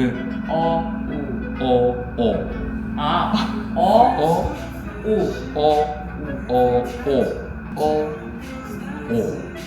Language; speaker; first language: Korean; non-native, learner; Japanese